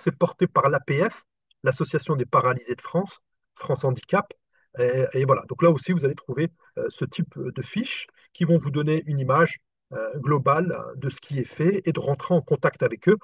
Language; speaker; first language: French; native; French